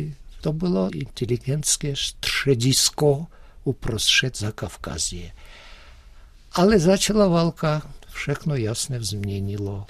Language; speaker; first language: Czech; early bilingual, heritage; Russian